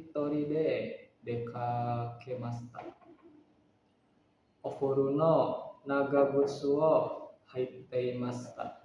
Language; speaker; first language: Japanese; non-native, learner; Indonesian